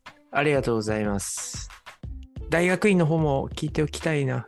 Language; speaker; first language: Japanese; native; Japanese